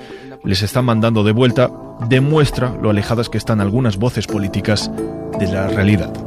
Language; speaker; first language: Spanish; native; Spanish